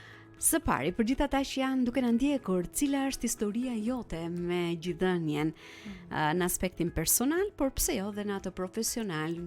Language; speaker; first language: Albanian; native; Albanian